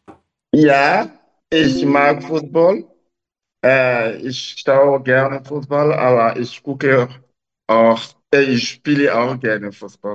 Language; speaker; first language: German; non-native, local second language; French